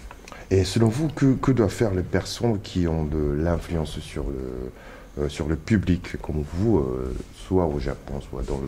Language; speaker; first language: French; non-native, fluent; Japanese